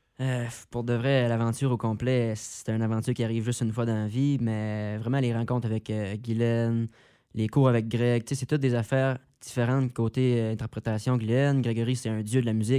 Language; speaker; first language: French; native; French